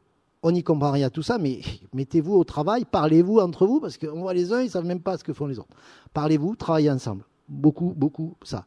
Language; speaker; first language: French; native; French